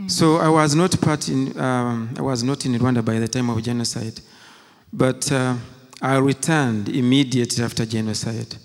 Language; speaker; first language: English; non-native, local second language; Kinyarwanda